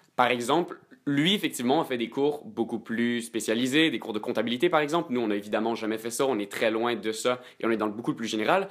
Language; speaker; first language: French; native; French